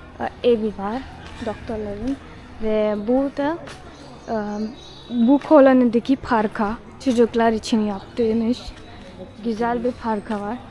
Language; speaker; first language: Turkish; non-native, fluent; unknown